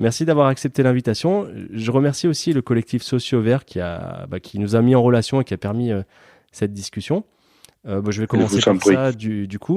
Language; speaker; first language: French; native; French